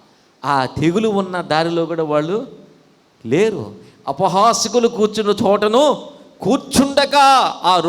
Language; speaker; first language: Telugu; native; Telugu